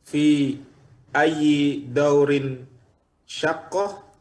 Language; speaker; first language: Arabic; non-native, learner; Indonesian